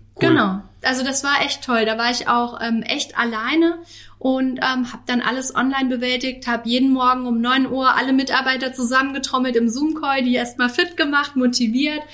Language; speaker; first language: German; native; German